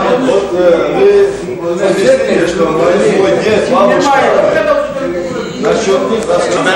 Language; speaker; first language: Russian; non-native, learner; Turkish